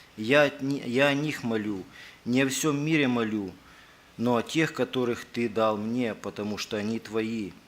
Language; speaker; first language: Russian; native; Russian